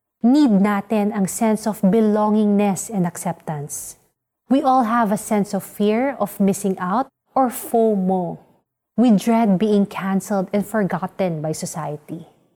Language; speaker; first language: English; non-native, local second language; Filipino